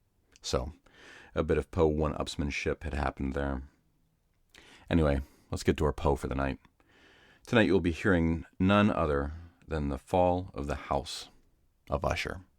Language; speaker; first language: English; native; English